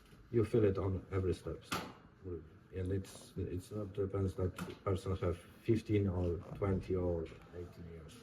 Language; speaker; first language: English; non-native, learner; Polish